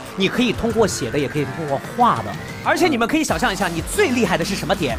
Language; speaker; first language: Chinese; native; Chinese